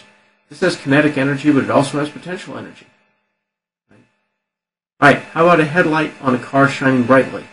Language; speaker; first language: English; native; English